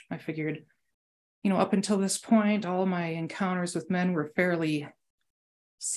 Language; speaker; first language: English; native; English